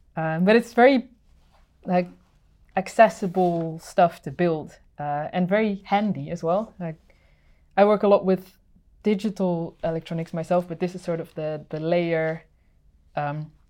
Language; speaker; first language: English; non-native, fluent; Dutch